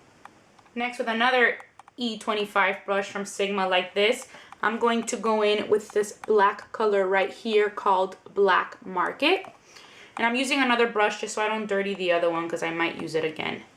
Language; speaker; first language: English; native; English